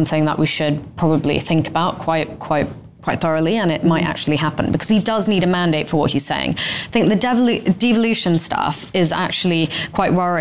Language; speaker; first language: English; native; English